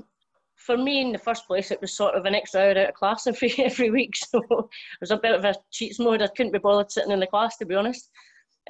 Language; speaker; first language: English; native; English